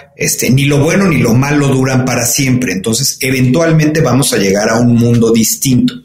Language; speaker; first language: Spanish; native; Spanish